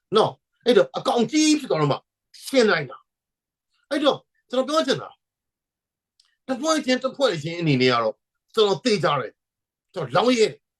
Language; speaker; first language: Burmese; non-native, local second language; Hakha Chin